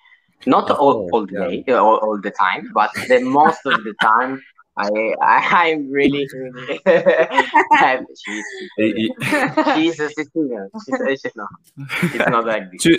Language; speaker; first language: English; non-native, learner; Italian